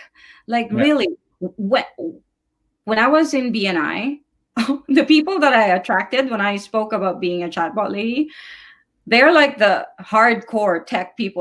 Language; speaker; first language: English; non-native, local second language; Filipino